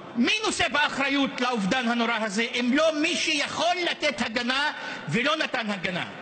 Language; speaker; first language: Hebrew; non-native, local second language; Arabic